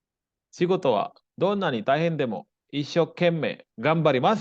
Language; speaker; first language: Japanese; non-native, fluent; Indonesian